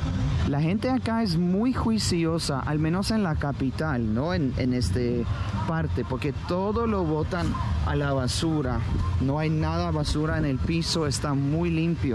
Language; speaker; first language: Spanish; non-native, fluent; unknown